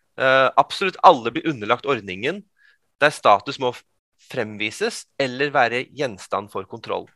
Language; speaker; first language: Norwegian; early bilingual, other home language; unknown